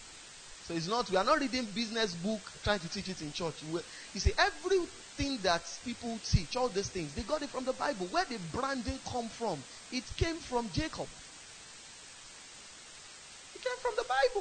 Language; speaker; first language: English; non-native, local second language; Yoruba